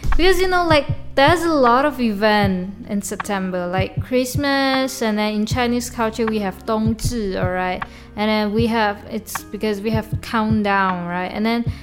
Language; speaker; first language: English; non-native, local second language; Chinese